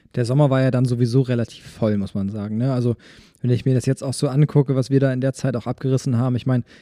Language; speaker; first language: German; native; German